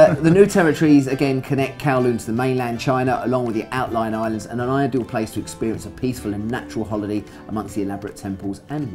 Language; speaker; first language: English; native; English